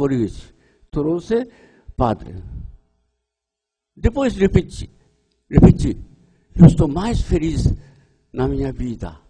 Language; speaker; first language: Portuguese; non-native, learner; Japanese